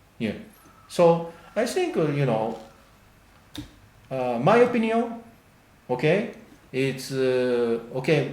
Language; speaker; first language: English; non-native, learner; Japanese